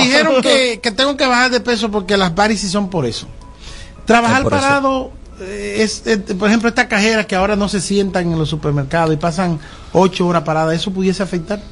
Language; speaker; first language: Spanish; native; Spanish